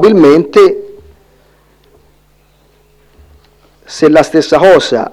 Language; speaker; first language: Italian; native; Italian